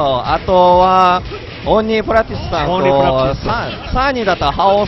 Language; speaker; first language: Japanese; non-native, fluent; Korean